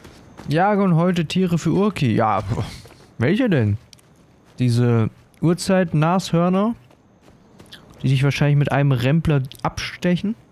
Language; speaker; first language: German; native; German